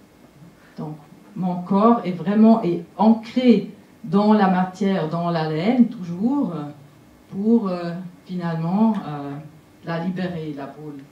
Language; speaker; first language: French; non-native, local second language; German